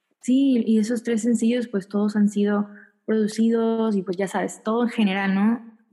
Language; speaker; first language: Spanish; early bilingual, heritage; Spanish